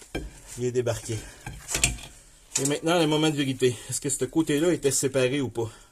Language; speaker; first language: French; native; French